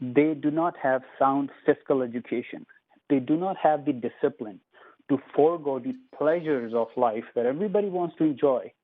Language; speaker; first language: English; non-native, local second language; Punjabi